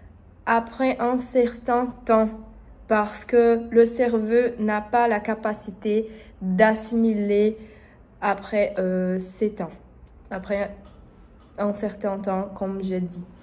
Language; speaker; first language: French; non-native, learner; Portuguese